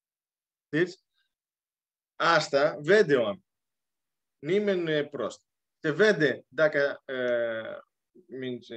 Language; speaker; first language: Romanian; non-native, learner; Greek